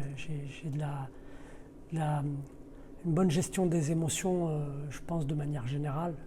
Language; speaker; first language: French; early bilingual, other home language; Arabic